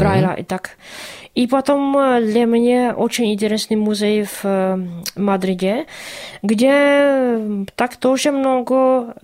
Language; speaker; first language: Russian; non-native, learner; Czech